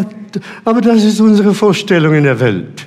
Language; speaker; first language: German; non-native, fluent; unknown